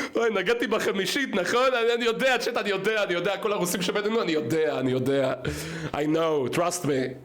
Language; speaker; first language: Hebrew; early bilingual, other home language; Russian